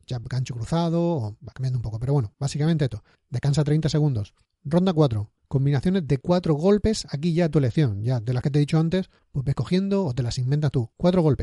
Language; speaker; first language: Spanish; native; Spanish